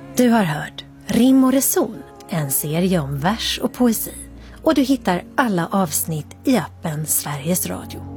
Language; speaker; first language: Swedish; native; Swedish